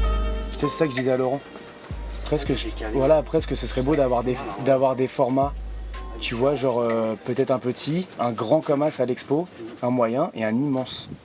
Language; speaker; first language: French; native; French